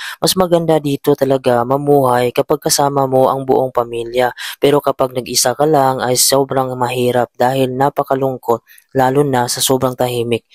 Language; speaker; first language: Filipino; native; Filipino